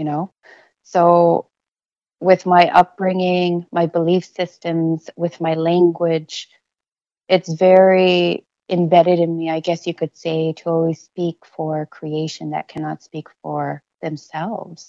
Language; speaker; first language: English; non-native, local second language; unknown